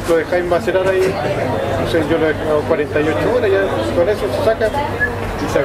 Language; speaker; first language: Spanish; native; Spanish